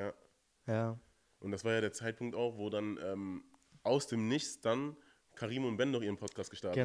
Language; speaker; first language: German; native; German